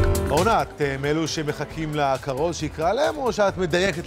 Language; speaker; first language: Hebrew; native; Hebrew